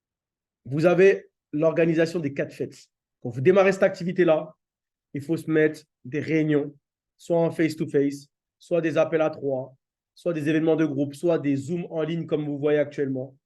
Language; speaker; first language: French; native; French